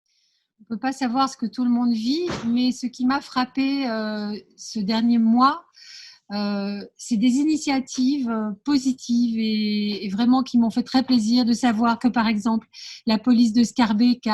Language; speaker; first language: French; native; French